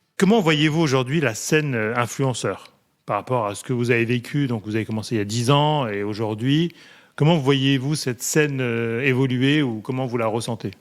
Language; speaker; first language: French; native; French